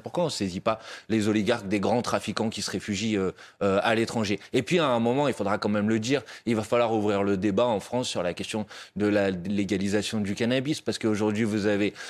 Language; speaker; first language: French; native; French